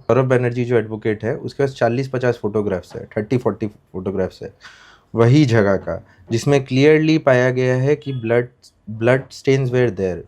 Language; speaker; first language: Hindi; non-native, local second language; Bangla